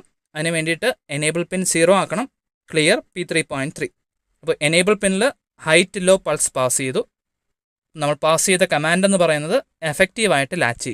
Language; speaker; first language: Malayalam; native; Malayalam